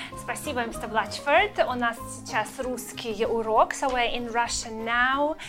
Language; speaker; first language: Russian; non-native, fluent; English